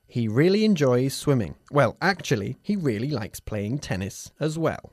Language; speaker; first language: English; native; English